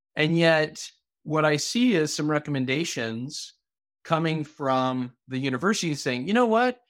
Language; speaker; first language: English; native; English